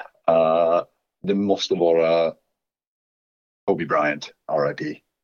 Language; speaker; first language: Swedish; non-native, fluent; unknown